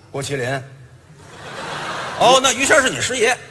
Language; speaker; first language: Chinese; native; Chinese